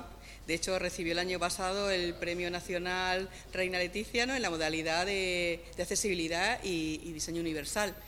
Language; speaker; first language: Spanish; native; Spanish